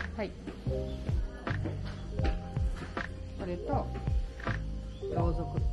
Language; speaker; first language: Japanese; non-native, fluent; French